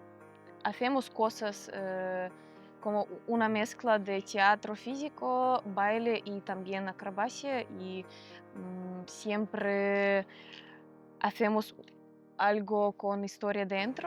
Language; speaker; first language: Spanish; non-native, fluent; Russian